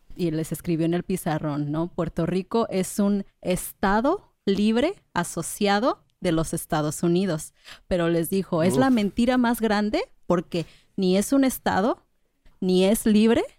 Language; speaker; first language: Spanish; native; Spanish